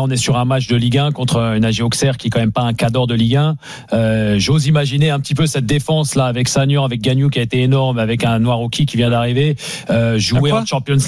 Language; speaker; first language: French; native; French